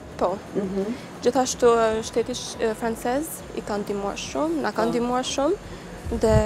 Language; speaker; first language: Albanian; early bilingual, heritage; Albanian